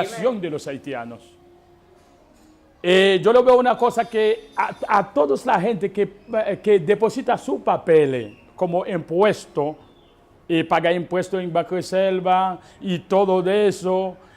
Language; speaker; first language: Spanish; non-native, learner; Haitian Creole